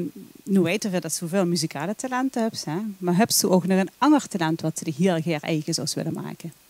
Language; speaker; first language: Dutch; native; Dutch